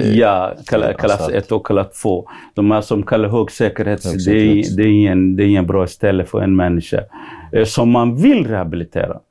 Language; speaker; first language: Swedish; non-native, fluent; Somali